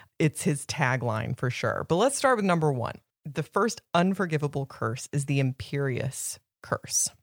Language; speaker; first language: English; native; English